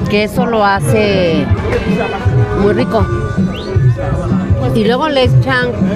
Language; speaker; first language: Spanish; native; Spanish